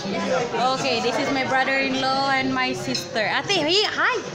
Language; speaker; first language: English; non-native, local second language; Filipino